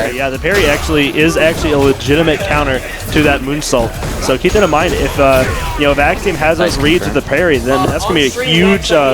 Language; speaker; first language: English; native; English